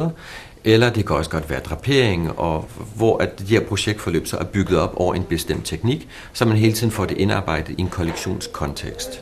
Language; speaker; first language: Danish; native; Danish